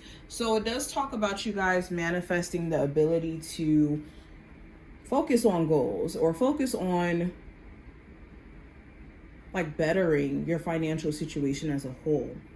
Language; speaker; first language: English; native; English